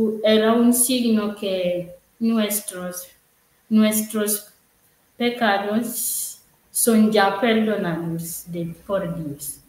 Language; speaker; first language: Spanish; non-native, learner; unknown